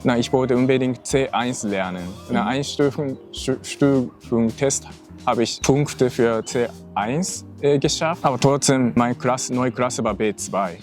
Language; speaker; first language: German; non-native, fluent; Japanese